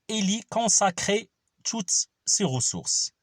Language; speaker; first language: French; non-native, local second language; Arabic